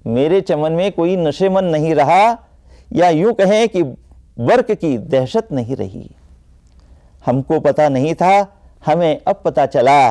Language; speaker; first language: Hindi; native; Hindi